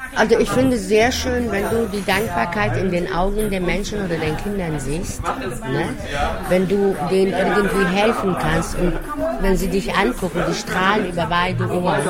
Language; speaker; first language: German; non-native, fluent; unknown